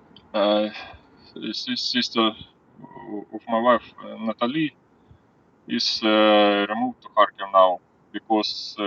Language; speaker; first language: English; non-native, learner; Ukrainian